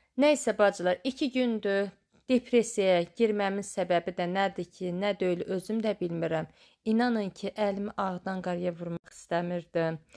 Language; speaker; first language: Azerbaijani; native; Azerbaijani